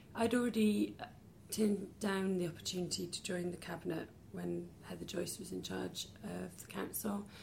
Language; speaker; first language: English; native; English